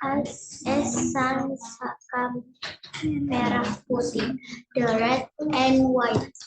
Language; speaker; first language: English; non-native, learner; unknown